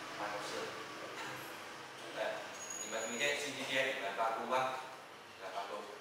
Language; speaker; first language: Chinese; non-native, fluent; Vietnamese